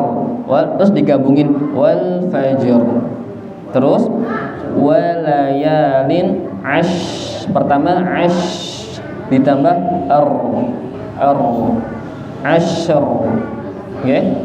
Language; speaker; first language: Indonesian; non-native, local second language; Javanese